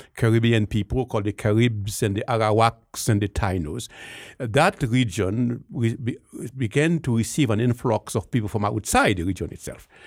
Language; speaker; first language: English; non-native, fluent; Haitian Creole